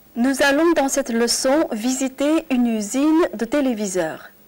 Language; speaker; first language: French; non-native, fluent; Chinese